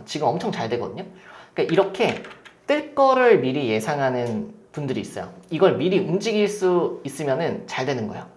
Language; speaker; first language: Korean; native; Korean